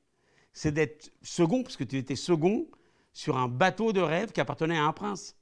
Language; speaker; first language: French; native; French